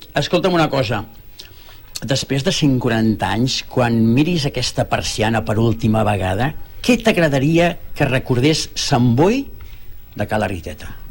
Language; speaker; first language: Catalan; native; Catalan